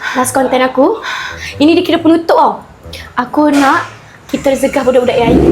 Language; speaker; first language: Malay; native; Malay